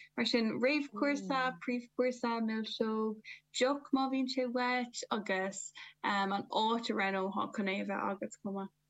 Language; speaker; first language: Irish; non-native, local second language; English